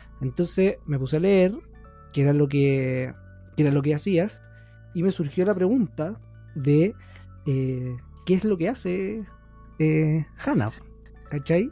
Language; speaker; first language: Spanish; native; Spanish